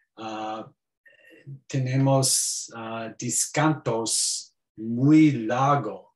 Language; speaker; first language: Spanish; non-native, learner; English